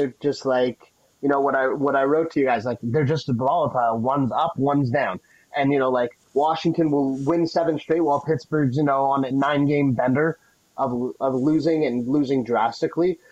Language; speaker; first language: English; native; English